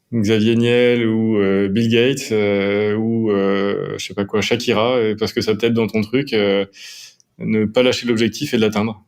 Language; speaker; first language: French; native; French